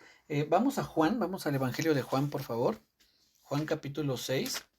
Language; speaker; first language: Spanish; native; Spanish